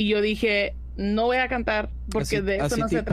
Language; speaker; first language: Spanish; early bilingual, heritage; Spanish